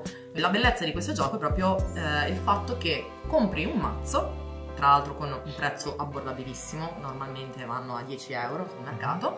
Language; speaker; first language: Italian; native; Italian